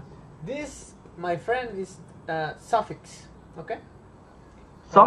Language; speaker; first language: English; non-native, fluent; Spanish